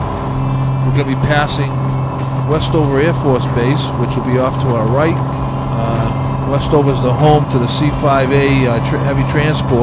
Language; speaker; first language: English; native; English